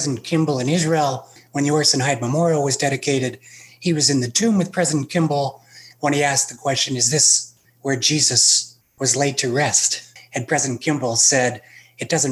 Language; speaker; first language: English; native; English